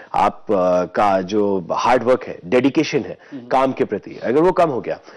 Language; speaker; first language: Hindi; native; Hindi